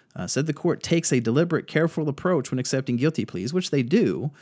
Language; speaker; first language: English; native; English